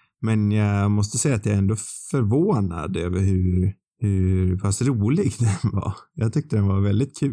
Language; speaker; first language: Swedish; native; Swedish